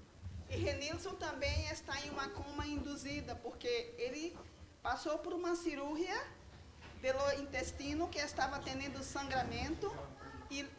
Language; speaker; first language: Spanish; non-native, learner; Portuguese